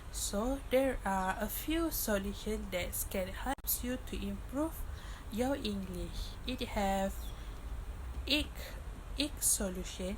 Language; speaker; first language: English; non-native, local second language; Malay